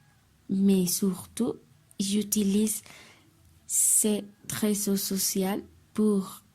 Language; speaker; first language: French; non-native, learner; Spanish